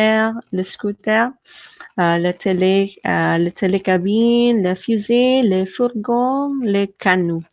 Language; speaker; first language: French; non-native, fluent; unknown